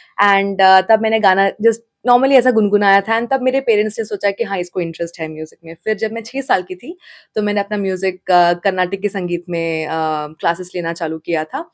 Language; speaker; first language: Hindi; non-native, local second language; Malayalam